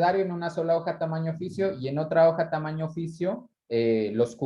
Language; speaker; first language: Spanish; native; Spanish